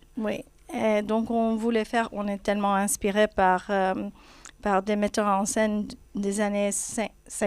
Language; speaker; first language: French; non-native, fluent; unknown